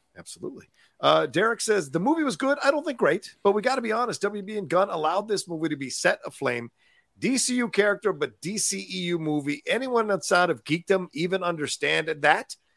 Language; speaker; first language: English; native; English